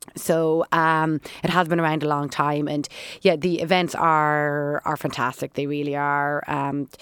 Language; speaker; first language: English; native; English